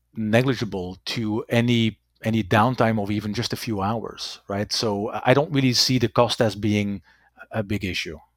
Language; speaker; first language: English; non-native, fluent; Dutch